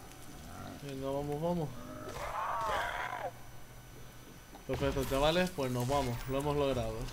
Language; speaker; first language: Spanish; native; Spanish